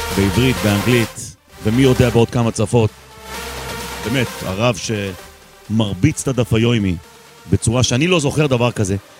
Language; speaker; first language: Hebrew; native; Hebrew